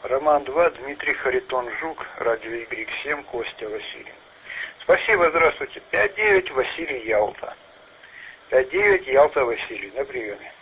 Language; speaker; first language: Russian; native; Russian